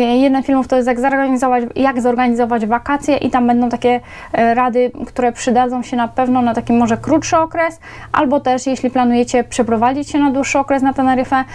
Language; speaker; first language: Polish; native; Polish